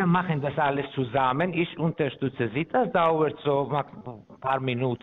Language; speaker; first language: German; non-native, fluent; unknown